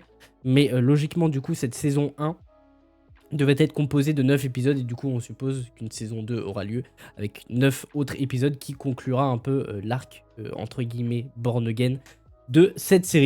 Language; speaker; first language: French; native; French